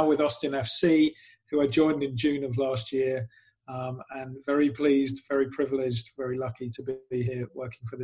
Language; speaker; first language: English; native; English